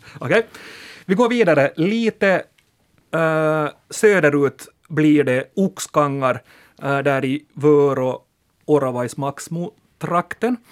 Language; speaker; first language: Swedish; native; Swedish